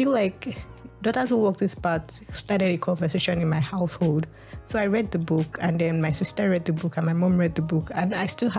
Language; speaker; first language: English; non-native, local second language; Yoruba